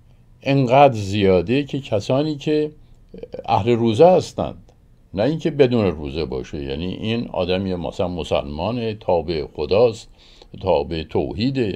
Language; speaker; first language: Persian; native; Persian